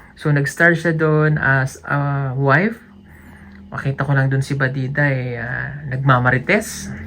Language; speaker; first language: Filipino; non-native, local second language; Cebuano